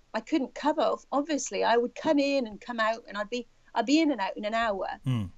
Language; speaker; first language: English; native; English